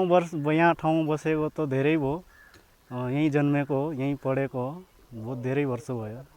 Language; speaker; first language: Nepali; early bilingual, heritage; Nepali